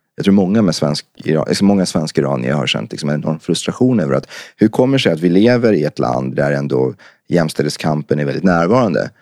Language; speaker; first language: Swedish; early bilingual, other home language; Persian